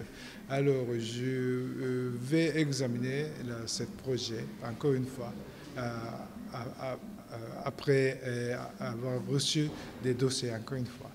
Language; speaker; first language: French; non-native, learner; Japanese